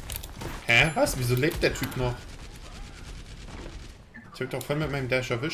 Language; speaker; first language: German; native; German